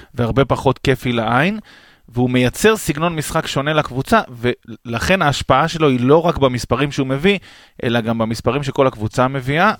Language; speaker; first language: Hebrew; native; Hebrew